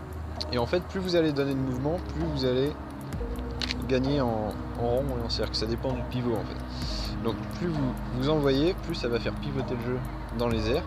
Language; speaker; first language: French; native; French